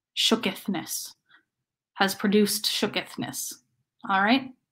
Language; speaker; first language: English; native; English